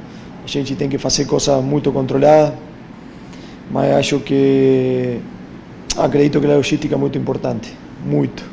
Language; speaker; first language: Portuguese; non-native, fluent; Spanish